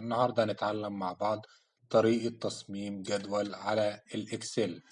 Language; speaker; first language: Arabic; native; Arabic